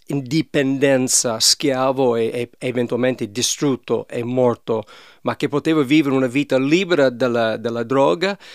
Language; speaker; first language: Italian; non-native, fluent; English